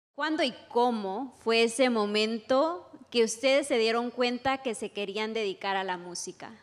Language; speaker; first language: Spanish; native; Spanish